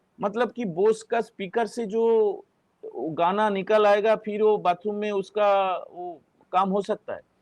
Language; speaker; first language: Hindi; non-native, local second language; Bangla